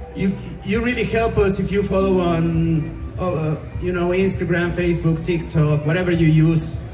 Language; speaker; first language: English; non-native, fluent; Spanish